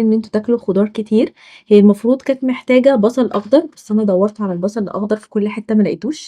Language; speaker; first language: Arabic; native; Arabic